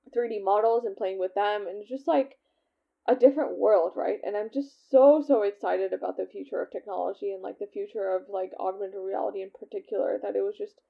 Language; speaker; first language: English; native; English